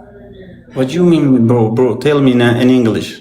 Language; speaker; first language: English; non-native, fluent; Amharic